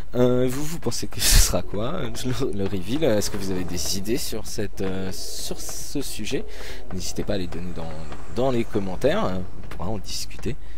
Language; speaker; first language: French; native; French